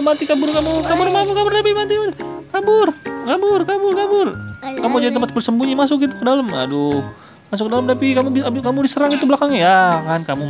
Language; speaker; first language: Indonesian; native; Indonesian